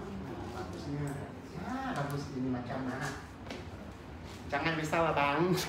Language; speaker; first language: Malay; non-native, local second language; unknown